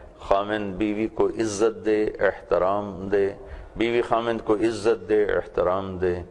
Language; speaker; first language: Urdu; non-native, local second language; Punjabi